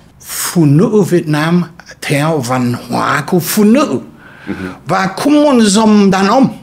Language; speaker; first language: Vietnamese; non-native, fluent; German